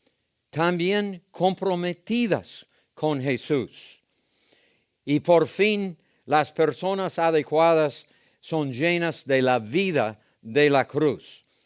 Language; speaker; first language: Spanish; non-native, fluent; English